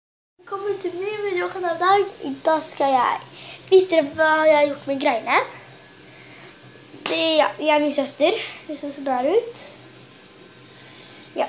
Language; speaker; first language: Swedish; early bilingual, other home language; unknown